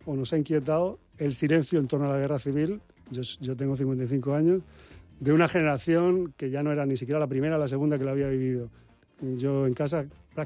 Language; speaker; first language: Spanish; native; Spanish